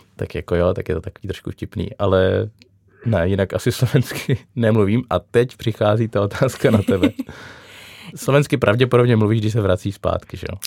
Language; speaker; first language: Czech; native; Czech